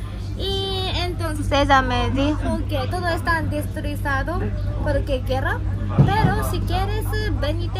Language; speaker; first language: Spanish; non-native, fluent; Japanese